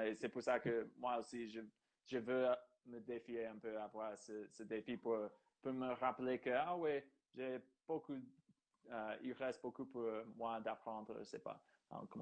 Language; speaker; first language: French; non-native, fluent; English